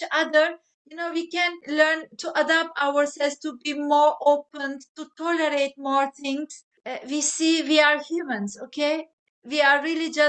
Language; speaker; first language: English; non-native, fluent; Turkish